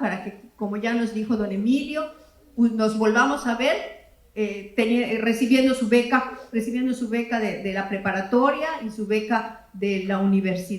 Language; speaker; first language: Spanish; native; Spanish